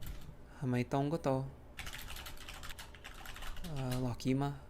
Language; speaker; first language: Cantonese; early bilingual, heritage; Cantonese